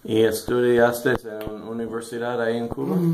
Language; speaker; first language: Spanish; non-native, learner; English